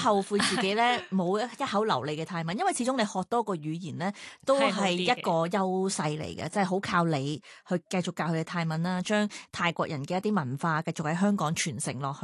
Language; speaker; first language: Cantonese; native; Cantonese